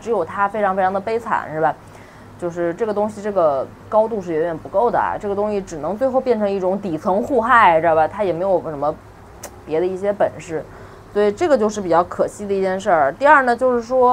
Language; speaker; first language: Chinese; native; Chinese